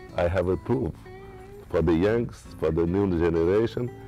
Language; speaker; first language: English; non-native, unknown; Portuguese